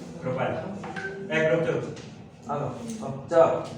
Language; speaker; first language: English; non-native, learner; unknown